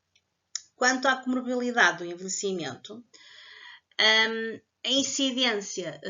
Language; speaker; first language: Portuguese; native; Portuguese